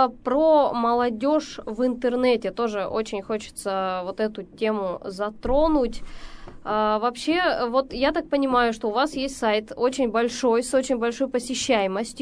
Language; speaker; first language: Russian; native; Russian